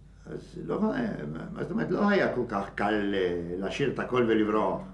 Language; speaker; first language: Hebrew; non-native, fluent; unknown